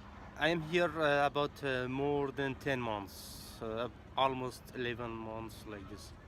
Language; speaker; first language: English; non-native, learner; Persian